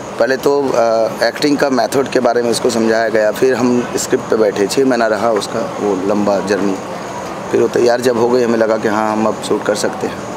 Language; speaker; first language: Hindi; native; Hindi